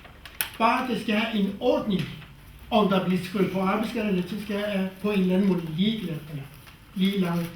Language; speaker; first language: Danish; non-native, fluent; Kurdish